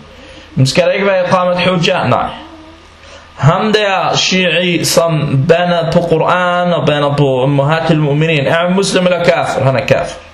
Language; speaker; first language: Danish; non-native, fluent; Arabic